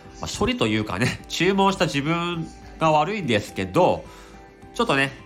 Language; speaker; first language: Japanese; native; Japanese